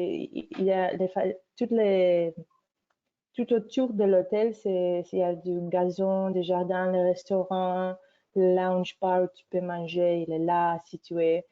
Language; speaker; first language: French; non-native, fluent; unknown